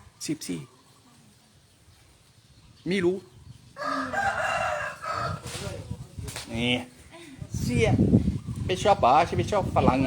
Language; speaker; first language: Thai; non-native, learner; French